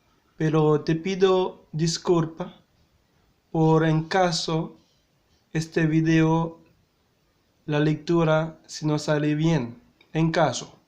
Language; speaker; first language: Spanish; non-native, learner; Haitian Creole